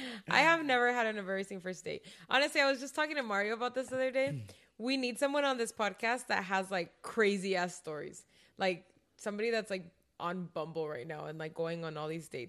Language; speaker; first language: English; early bilingual, other home language; Spanish